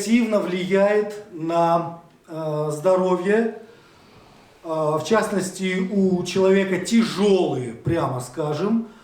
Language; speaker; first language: Russian; native; Russian